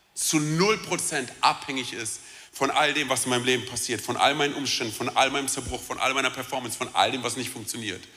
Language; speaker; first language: German; early bilingual, other home language; Romanian